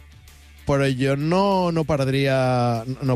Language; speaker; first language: Catalan; native; Catalan